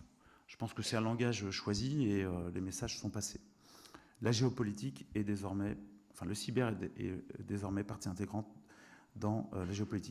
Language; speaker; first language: French; native; French